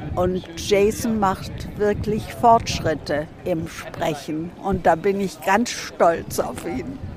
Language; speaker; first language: German; native; German